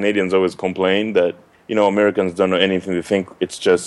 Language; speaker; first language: English; non-native, local second language; Ganda